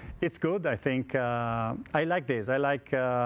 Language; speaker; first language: English; non-native, fluent; Italian